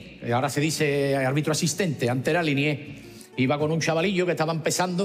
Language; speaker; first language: Spanish; native; Spanish